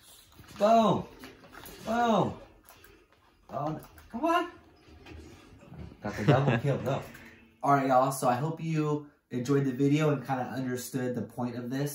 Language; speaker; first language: English; native; English